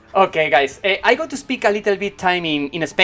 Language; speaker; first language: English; non-native, learner; Spanish